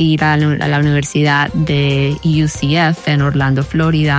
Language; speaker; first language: Spanish; early bilingual, heritage; Spanish